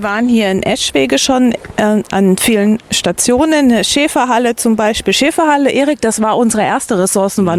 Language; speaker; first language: German; native; German